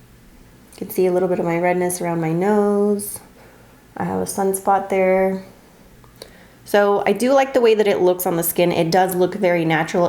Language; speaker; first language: English; native; English